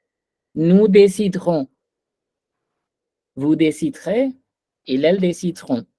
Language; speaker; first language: French; non-native, fluent; Hindi